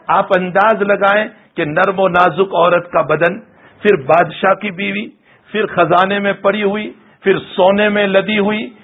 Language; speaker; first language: Urdu; non-native, local second language; Gujarati